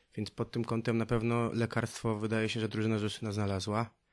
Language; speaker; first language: Polish; native; Polish